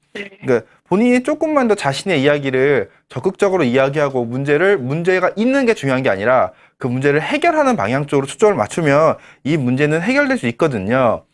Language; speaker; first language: Korean; native; Korean